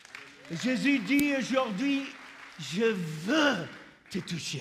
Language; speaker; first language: French; non-native, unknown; English